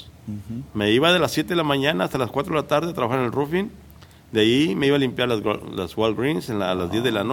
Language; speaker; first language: Spanish; native; Spanish